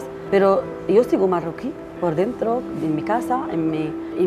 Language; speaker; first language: Spanish; non-native, learner; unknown